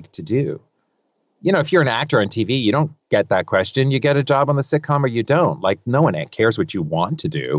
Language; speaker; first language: English; native; English